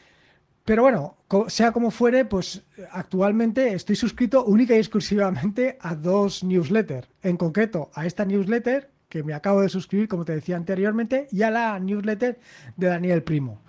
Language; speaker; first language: Spanish; native; Spanish